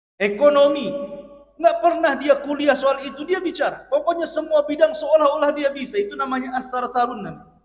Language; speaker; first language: Malay; native; Malay